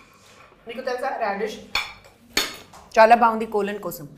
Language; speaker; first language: Telugu; non-native, local second language; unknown